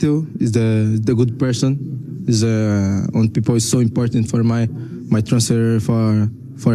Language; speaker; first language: English; non-native, learner; Portuguese